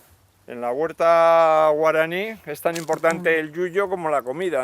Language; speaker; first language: Spanish; native; Spanish